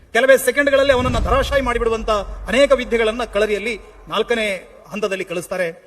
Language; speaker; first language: Kannada; non-native, local second language; Tulu